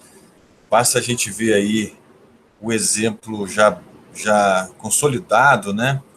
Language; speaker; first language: Portuguese; native; Portuguese